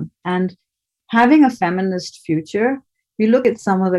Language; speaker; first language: English; non-native, local second language; Bangla